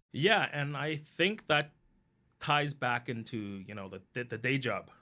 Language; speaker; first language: English; early bilingual, other home language; Cantonese